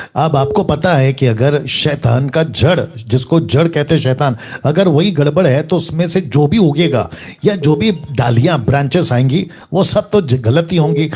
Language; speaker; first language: Hindi; native; Hindi